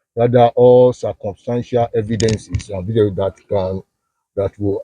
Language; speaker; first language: English; non-native, local second language; Yoruba